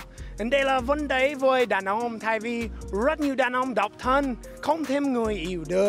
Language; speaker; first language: Vietnamese; non-native, fluent; English